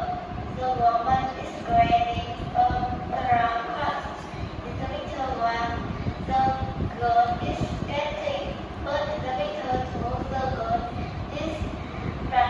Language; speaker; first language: English; non-native, learner; Vietnamese